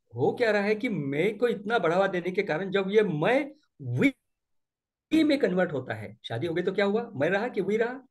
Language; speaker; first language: Hindi; non-native, local second language; Marathi